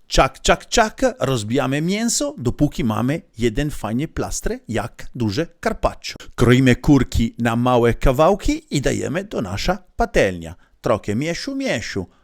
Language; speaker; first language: Polish; non-native, learner; Italian